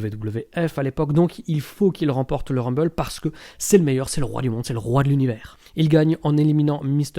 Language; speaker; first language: French; native; French